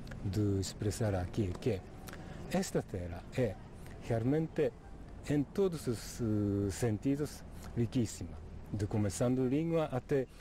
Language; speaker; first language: Portuguese; non-native, fluent; Japanese